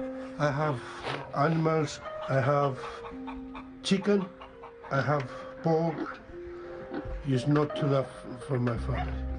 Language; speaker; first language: English; non-native, learner; Romanian